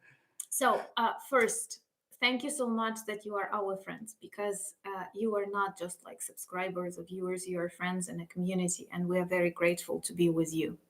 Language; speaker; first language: English; non-native, fluent; Ukrainian